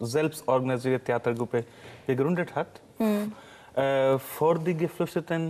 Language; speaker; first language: German; non-native, learner; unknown